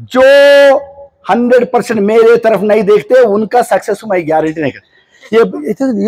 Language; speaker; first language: Hindi; non-native, local second language; Telugu